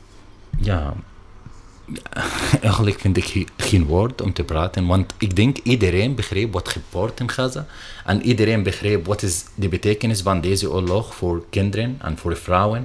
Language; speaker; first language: Dutch; non-native, learner; Arabic